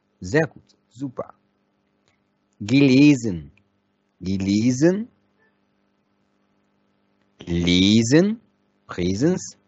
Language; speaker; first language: German; non-native, fluent; Arabic